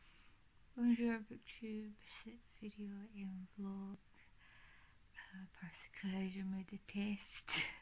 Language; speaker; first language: French; non-native, learner; English